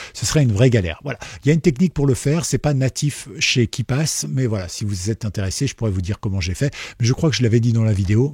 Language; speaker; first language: French; native; French